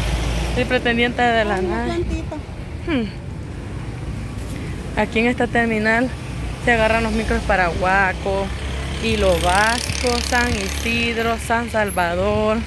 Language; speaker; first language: Spanish; native; Spanish